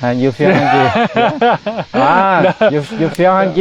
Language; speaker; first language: English; non-native, learner; Thai